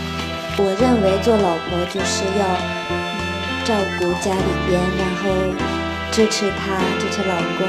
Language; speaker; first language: Chinese; non-native, fluent; Japanese